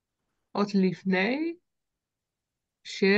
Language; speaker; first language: Hebrew; non-native, learner; Dutch